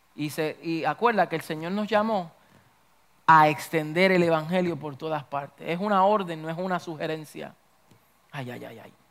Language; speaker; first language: Spanish; early bilingual, heritage; Spanish